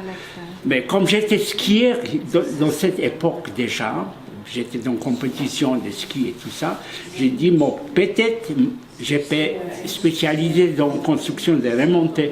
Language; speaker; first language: French; non-native, fluent; Polish